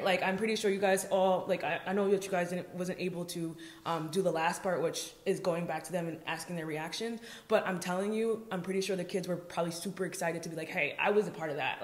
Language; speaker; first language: English; native; English